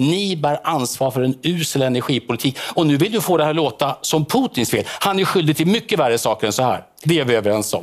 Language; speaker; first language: Swedish; native; Swedish